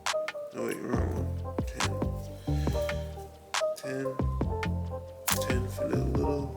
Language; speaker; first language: English; native; English